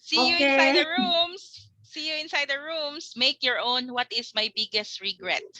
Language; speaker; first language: English; non-native, learner; Indonesian